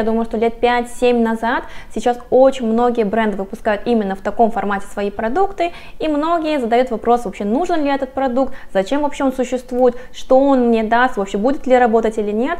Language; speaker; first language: Russian; non-native, fluent; Korean